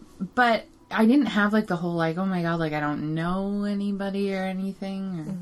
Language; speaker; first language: English; native; English